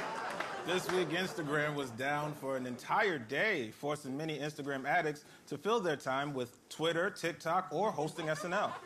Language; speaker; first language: English; native; English